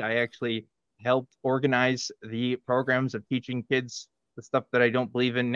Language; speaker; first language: English; native; English